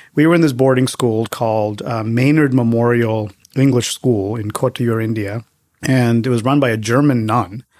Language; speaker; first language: English; early bilingual, other home language; Tamil